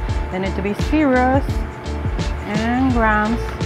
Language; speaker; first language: English; non-native, learner; Spanish